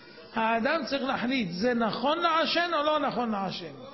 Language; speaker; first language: Hebrew; native; Hebrew